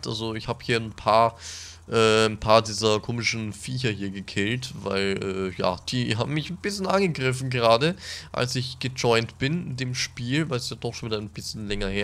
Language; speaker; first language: German; native; German